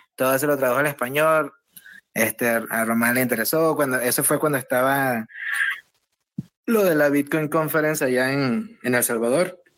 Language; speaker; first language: Spanish; native; Spanish